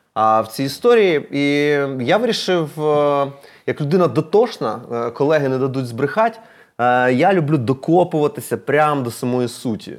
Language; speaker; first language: Ukrainian; non-native, local second language; Russian